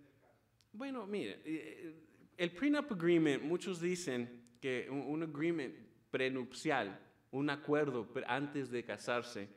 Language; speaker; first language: Spanish; early bilingual, heritage; Spanish